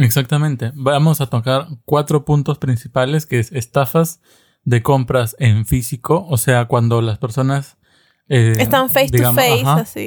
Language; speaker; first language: Spanish; native; Spanish